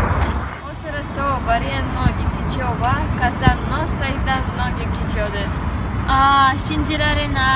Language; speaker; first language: Japanese; non-native, learner; Russian